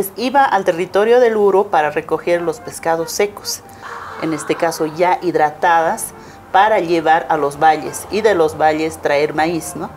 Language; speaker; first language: Spanish; non-native, local second language; Aymara